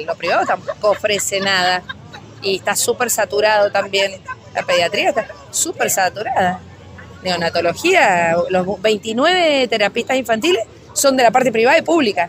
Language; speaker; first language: Spanish; native; Spanish